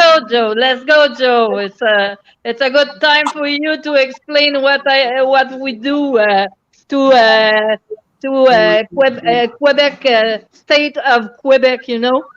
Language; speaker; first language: English; non-native, local second language; French